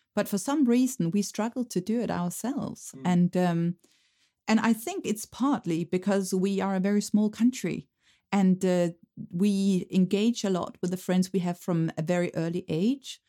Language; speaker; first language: English; non-native, fluent; Danish